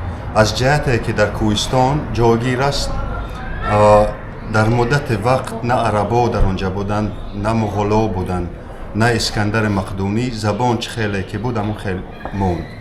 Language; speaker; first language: Persian; non-native, local second language; Shughni